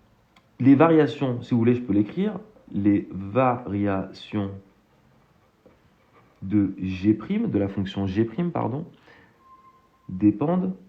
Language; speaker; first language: French; native; French